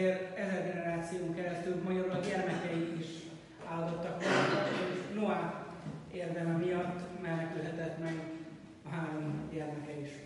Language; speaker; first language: Hungarian; native; Hungarian